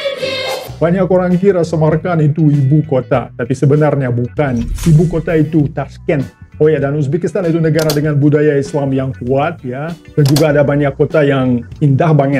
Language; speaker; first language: Indonesian; non-native, fluent; Russian